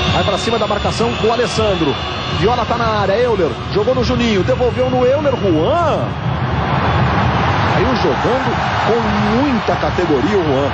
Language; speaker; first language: Portuguese; native; Portuguese